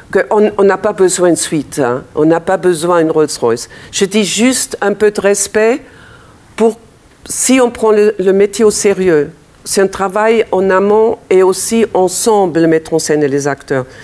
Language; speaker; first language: French; non-native, fluent; German